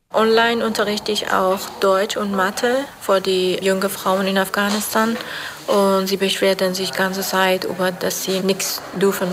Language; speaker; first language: German; non-native, fluent; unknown